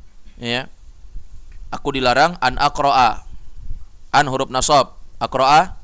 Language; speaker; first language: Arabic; non-native, fluent; Indonesian